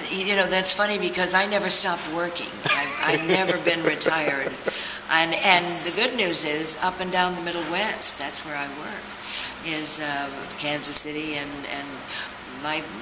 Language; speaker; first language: English; native; English